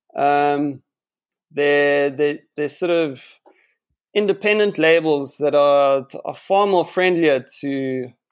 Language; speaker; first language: English; native; English